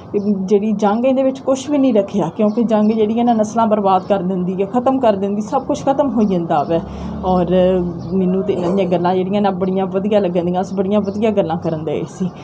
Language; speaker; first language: Punjabi; native; Punjabi